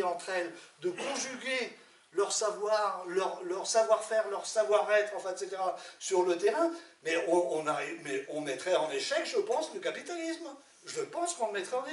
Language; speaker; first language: French; native; French